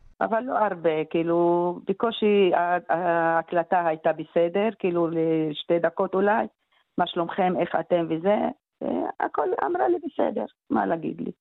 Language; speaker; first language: Hebrew; non-native, local second language; Arabic